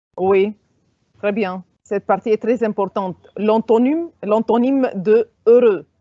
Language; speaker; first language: French; non-native, fluent; Arabic